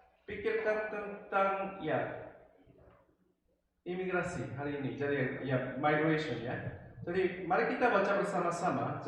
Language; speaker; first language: Indonesian; non-native, fluent; Korean